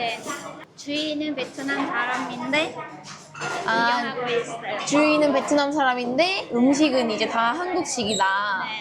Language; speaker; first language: Korean; non-native, learner; Vietnamese